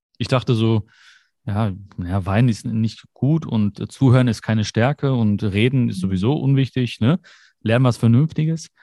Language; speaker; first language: German; early bilingual, other home language; Malayalam